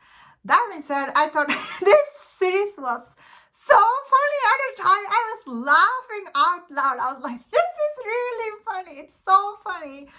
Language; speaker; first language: English; non-native, fluent; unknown